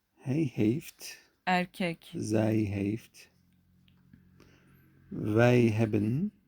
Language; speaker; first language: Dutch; non-native, learner; Turkish